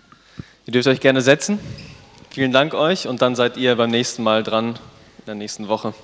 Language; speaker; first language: German; native; German